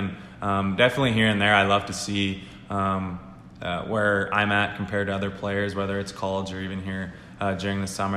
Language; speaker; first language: English; native; English